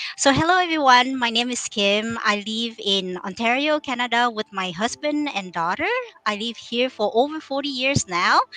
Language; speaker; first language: English; early bilingual, other home language; Vietnamese